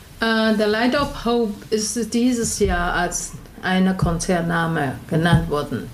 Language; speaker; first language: German; non-native, learner; Chinese